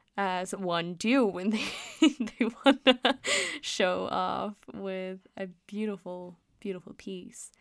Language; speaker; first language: English; non-native, fluent; Danish